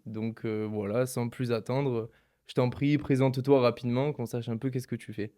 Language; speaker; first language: French; native; French